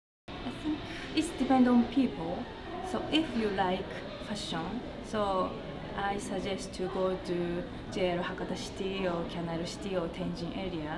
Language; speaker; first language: English; non-native, learner; Japanese